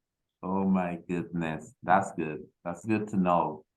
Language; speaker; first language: English; non-native, fluent; Spanish